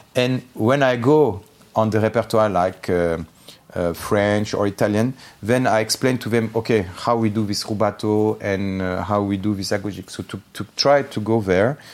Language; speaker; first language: English; non-native, fluent; Armenian